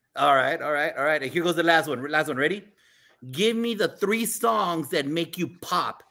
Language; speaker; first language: English; early bilingual, other home language; Spanish